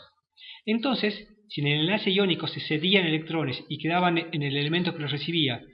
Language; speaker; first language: Spanish; native; Spanish